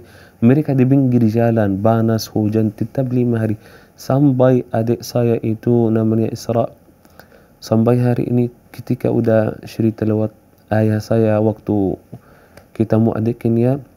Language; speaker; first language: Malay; non-native, fluent; Arabic